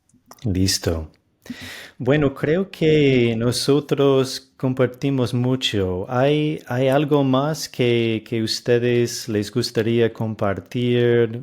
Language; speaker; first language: Spanish; non-native, fluent; English